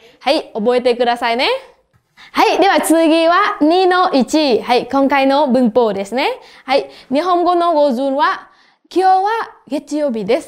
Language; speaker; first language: Japanese; non-native, fluent; Vietnamese